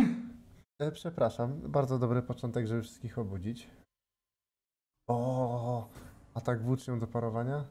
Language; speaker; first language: Polish; native; Polish